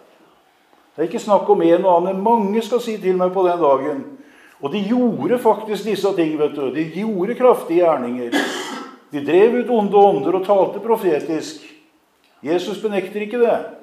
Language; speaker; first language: Norwegian; native; Norwegian